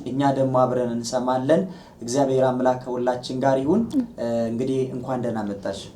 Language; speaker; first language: Amharic; native; Amharic